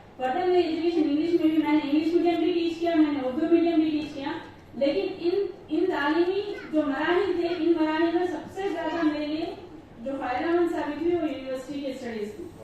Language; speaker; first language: Urdu; native; Urdu